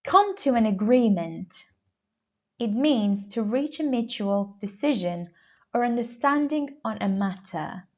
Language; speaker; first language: English; non-native, fluent; Persian